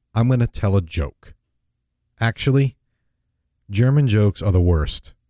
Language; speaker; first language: English; native; English